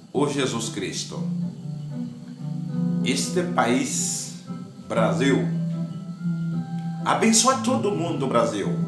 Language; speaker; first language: Portuguese; non-native, learner; Haitian Creole